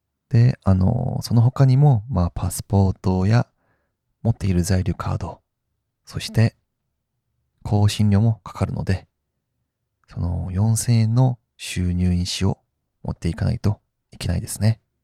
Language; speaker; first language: Japanese; non-native, fluent; Korean